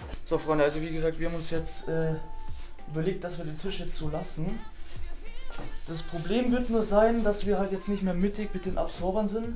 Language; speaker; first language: German; native; German